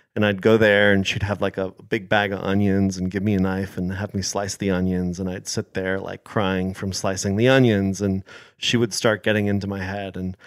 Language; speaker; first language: English; early bilingual, other home language; Hebrew